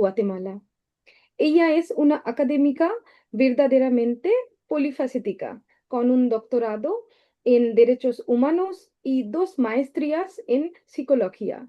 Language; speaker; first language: Spanish; non-native, learner; Bangla